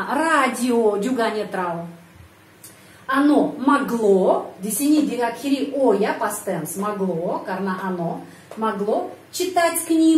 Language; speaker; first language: Indonesian; non-native, fluent; Russian